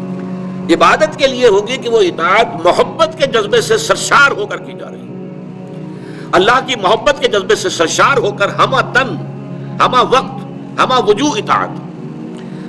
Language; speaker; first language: Urdu; native; Urdu